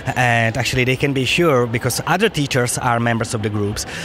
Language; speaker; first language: English; non-native, fluent; Czech